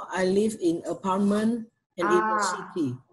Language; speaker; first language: English; non-native, learner; Vietnamese